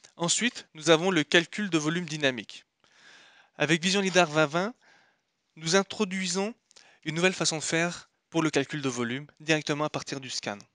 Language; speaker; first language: French; native; French